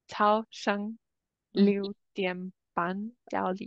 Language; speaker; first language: Chinese; non-native, learner; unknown